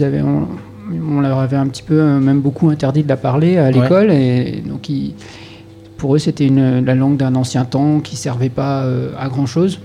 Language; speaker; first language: French; native; French